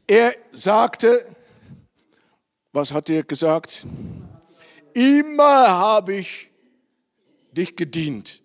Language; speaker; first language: German; non-native, learner; Dutch